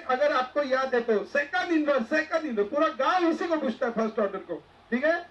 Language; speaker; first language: Hindi; non-native, local second language; Marathi